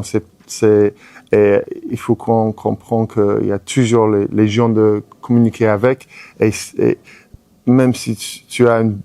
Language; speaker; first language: French; non-native, fluent; English